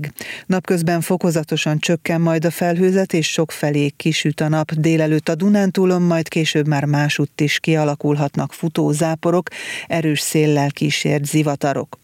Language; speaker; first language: Hungarian; native; Hungarian